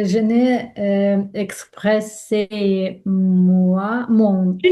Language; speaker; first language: French; non-native, learner; Russian